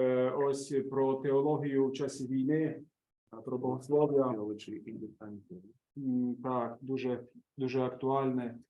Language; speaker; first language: Ukrainian; native; Ukrainian